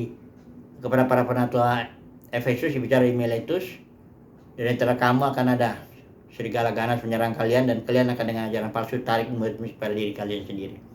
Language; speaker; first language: Indonesian; native; Indonesian